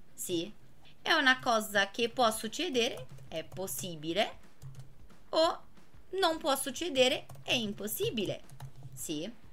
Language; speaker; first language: Italian; non-native, fluent; Portuguese